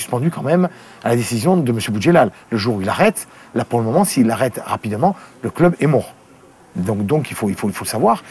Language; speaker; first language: French; native; French